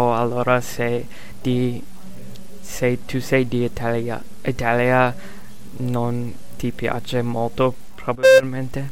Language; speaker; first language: Italian; non-native, learner; English